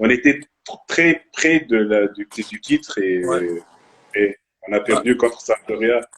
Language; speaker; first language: French; non-native, local second language; Arabic